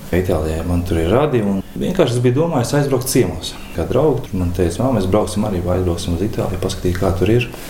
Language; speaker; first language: Latvian; non-native, local second language; Russian